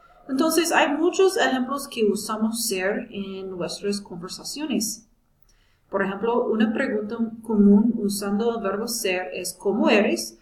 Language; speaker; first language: Spanish; non-native, fluent; English